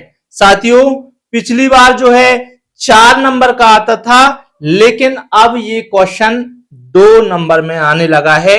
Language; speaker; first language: Hindi; native; Hindi